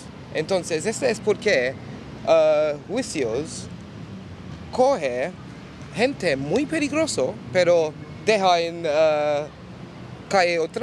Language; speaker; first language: Spanish; non-native, learner; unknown